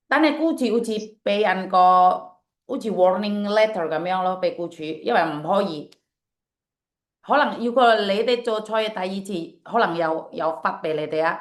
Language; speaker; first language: Cantonese; non-native, fluent; Indonesian